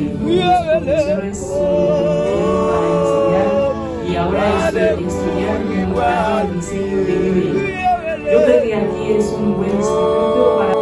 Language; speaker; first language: Spanish; non-native, learner; Haitian Creole